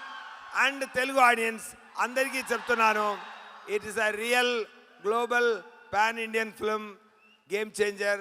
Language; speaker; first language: Telugu; non-native, learner; Tamil